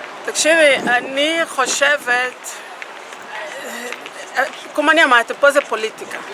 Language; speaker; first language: Hebrew; non-native, fluent; Portuguese